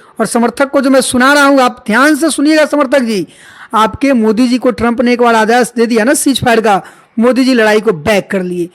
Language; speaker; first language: Hindi; native; Hindi